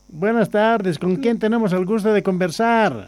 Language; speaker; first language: Spanish; native; Spanish